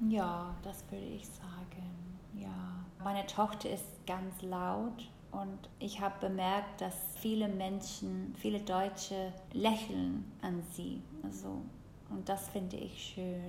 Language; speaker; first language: German; non-native, fluent; English